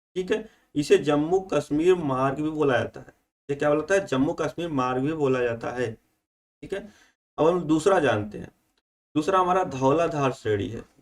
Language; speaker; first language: Hindi; native; Hindi